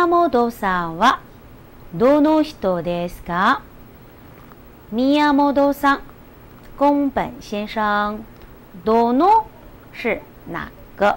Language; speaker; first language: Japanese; non-native, fluent; Chinese